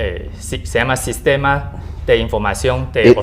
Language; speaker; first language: Spanish; non-native, learner; Chinese